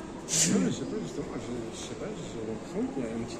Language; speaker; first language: French; native; French